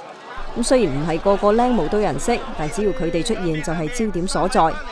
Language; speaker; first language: Cantonese; native; Cantonese